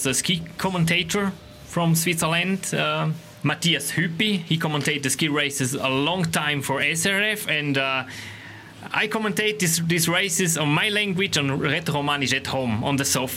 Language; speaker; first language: English; non-native, learner; Romansh